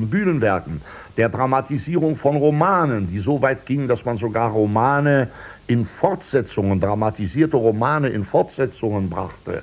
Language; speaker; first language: German; native; German